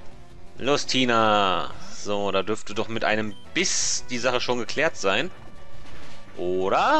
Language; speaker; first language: German; native; German